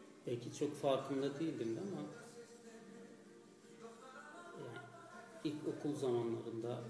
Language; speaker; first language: Turkish; non-native, fluent; Azerbaijani